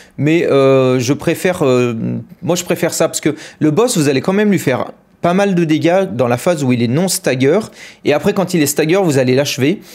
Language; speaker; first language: French; native; French